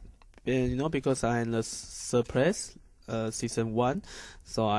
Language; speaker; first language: English; non-native, learner; Chinese